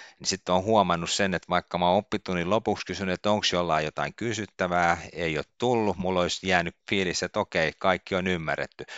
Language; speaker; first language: Finnish; native; Finnish